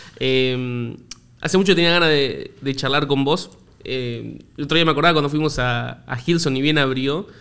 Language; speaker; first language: Spanish; native; Spanish